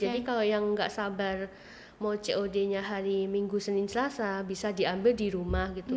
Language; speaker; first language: Indonesian; native; Indonesian